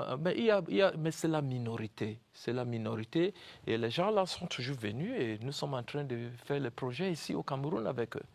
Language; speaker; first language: French; non-native, local second language; English